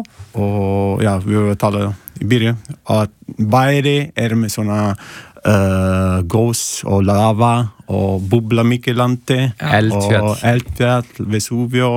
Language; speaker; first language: Icelandic; non-native, learner; Italian